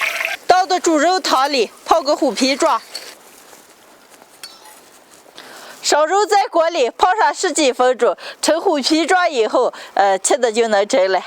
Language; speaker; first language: Chinese; native; Chinese